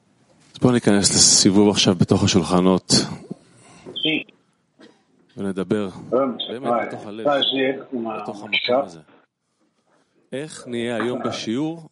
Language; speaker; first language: Hebrew; non-native, learner; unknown